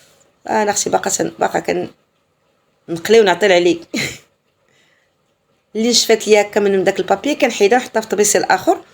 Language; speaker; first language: Arabic; native; Arabic